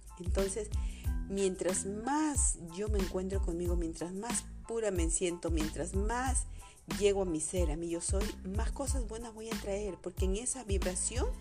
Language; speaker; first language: Spanish; native; Spanish